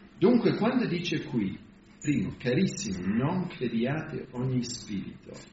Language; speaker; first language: Italian; non-native, fluent; English